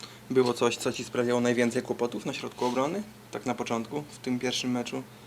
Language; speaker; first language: Polish; native; Polish